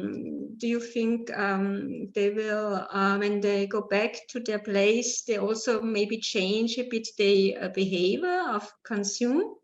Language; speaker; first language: English; non-native, learner; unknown